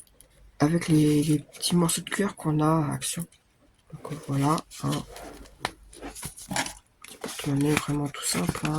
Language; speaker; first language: French; native; French